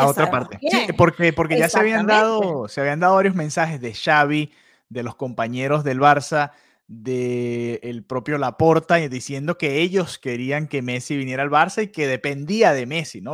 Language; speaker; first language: Spanish; native; Spanish